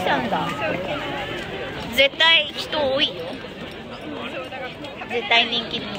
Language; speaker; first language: Japanese; early bilingual, other home language; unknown